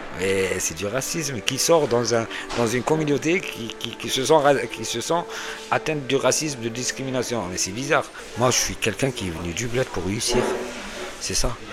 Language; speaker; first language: French; non-native, local second language; Arabic